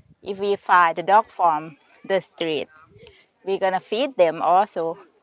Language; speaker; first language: English; non-native, learner; Thai